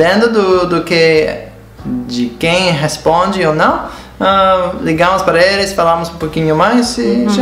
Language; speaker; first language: Portuguese; non-native, fluent; English